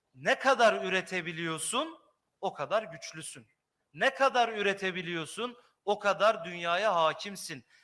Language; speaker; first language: Turkish; native; Turkish